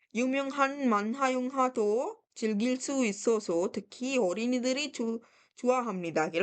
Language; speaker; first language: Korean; non-native, fluent; Sinhala